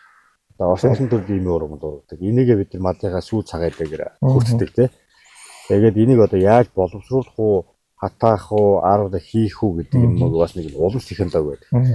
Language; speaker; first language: Mongolian; native; Mongolian